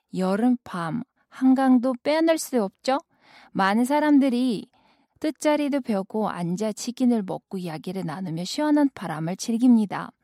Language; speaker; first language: Korean; non-native, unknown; Kyrgyz